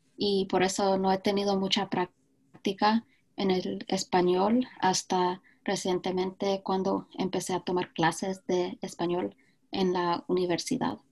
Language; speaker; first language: Spanish; early bilingual, heritage; Spanish